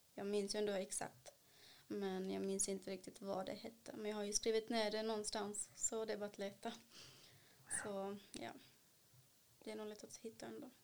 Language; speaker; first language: Swedish; early bilingual, other home language; Kannada